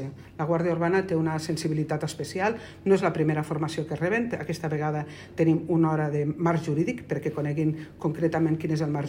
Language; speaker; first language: Catalan; native; Catalan